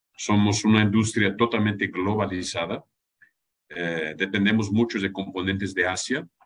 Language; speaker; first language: Spanish; non-native, fluent; German